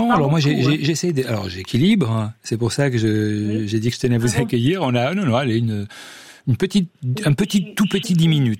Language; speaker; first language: French; native; French